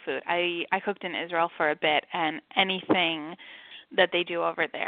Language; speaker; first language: English; native; English